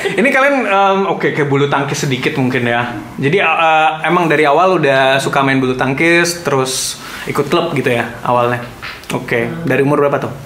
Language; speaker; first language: Indonesian; native; Indonesian